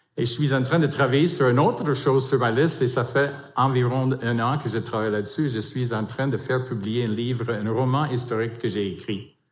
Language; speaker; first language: French; non-native, fluent; English